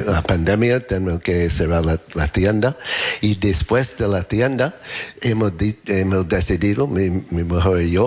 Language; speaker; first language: Spanish; non-native, fluent; English